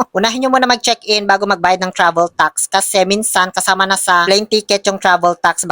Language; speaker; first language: Filipino; native; Filipino